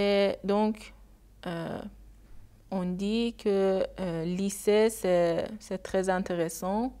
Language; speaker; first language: French; non-native, learner; Persian